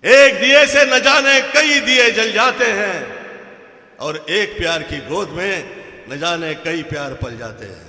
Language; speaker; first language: Hindi; non-native, local second language; Marathi